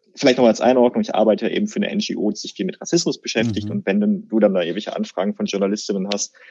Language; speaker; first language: German; native; German